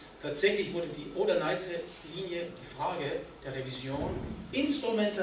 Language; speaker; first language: German; native; German